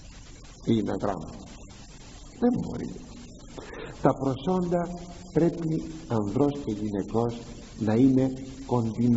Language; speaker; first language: Greek; native; Greek